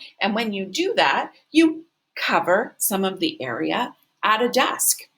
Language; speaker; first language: English; native; English